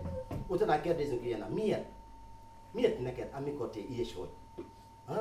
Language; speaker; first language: Hungarian; non-native, fluent; Wolof